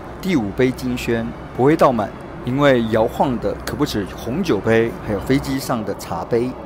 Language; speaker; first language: Chinese; native; Chinese